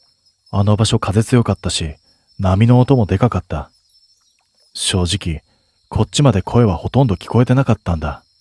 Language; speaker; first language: Japanese; native; Japanese